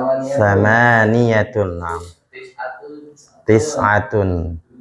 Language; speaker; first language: Arabic; non-native, fluent; Indonesian